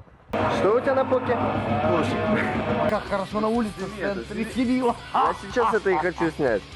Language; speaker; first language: Russian; native; Russian